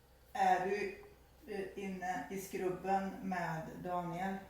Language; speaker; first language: Swedish; native; Swedish